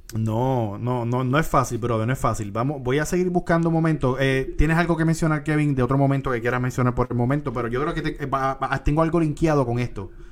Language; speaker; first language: Spanish; native; Spanish